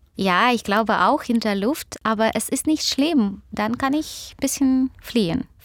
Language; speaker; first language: German; non-native, fluent; Russian